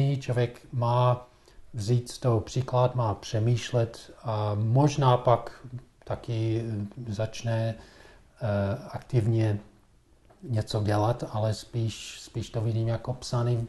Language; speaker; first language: Czech; non-native, fluent; English